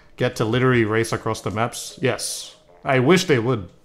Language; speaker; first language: English; native; English